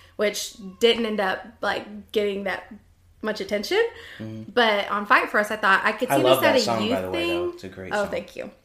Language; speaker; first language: English; native; English